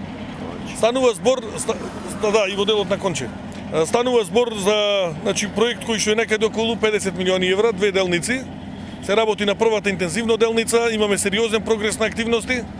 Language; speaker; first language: Macedonian; native; Macedonian